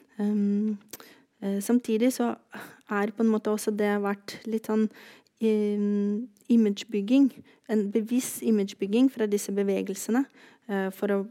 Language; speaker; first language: Norwegian; non-native, fluent; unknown